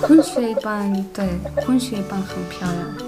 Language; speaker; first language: Chinese; non-native, fluent; Russian